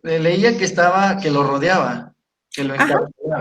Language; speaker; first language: Spanish; native; Spanish